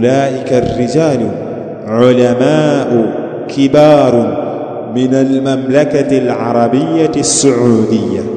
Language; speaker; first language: Arabic; non-native, fluent; Swahili